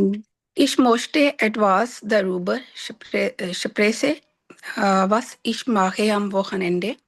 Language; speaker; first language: German; non-native, learner; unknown